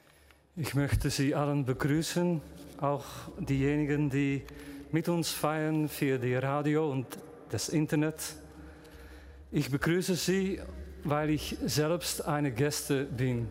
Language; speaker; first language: German; non-native, learner; Dutch